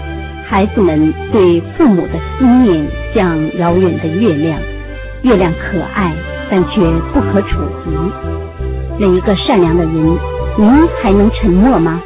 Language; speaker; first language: Chinese; native; Chinese